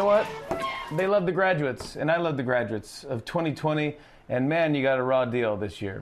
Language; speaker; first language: English; native; English